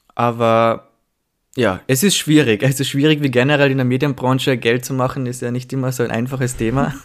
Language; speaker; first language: German; native; German